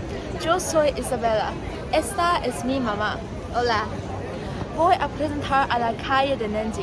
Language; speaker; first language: Spanish; non-native, learner; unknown